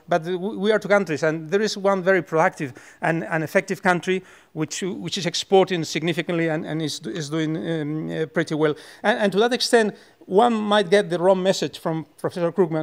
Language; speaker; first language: English; non-native, fluent; Spanish